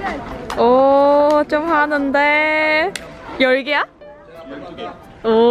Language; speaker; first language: Korean; non-native, fluent; Cantonese